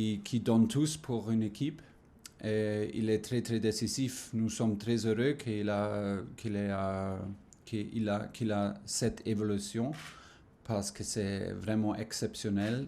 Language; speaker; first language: French; non-native, learner; German